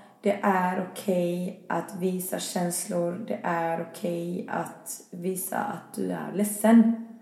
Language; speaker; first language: Swedish; early bilingual, other home language; Albanian